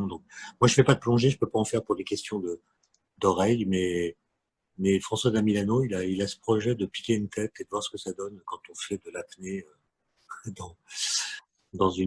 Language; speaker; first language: French; native; French